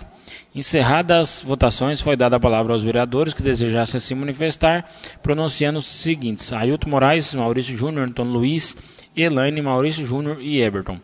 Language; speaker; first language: Portuguese; native; Portuguese